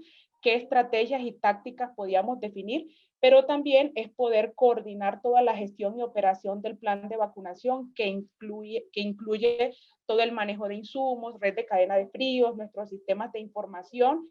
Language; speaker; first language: Spanish; native; Spanish